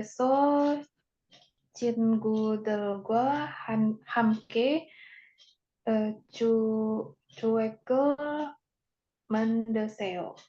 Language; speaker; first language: Korean; non-native, learner; Indonesian